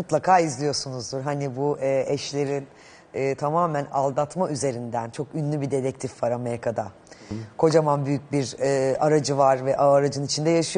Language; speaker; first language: Turkish; native; Turkish